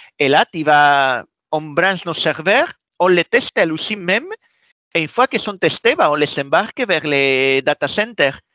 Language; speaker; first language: French; non-native, fluent; Spanish